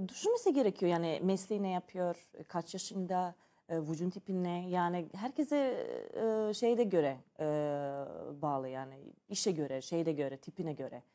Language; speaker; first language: Turkish; non-native, learner; Serbian